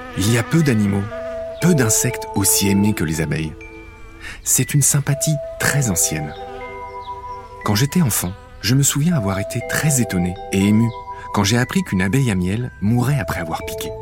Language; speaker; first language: French; native; French